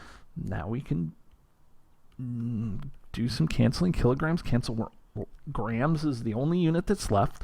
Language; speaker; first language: English; native; English